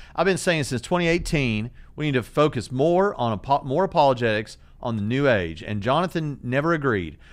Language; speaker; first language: English; native; English